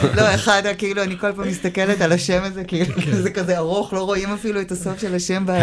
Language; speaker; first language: Hebrew; native; Hebrew